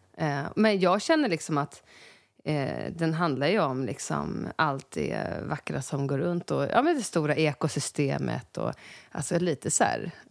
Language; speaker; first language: Swedish; native; Swedish